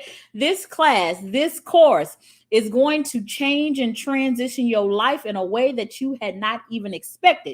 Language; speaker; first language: English; native; English